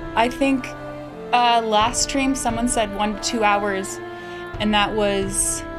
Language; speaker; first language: English; native; English